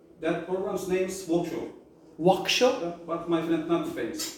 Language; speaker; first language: English; non-native, learner; Turkish